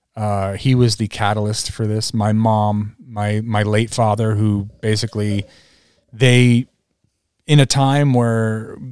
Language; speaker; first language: English; native; English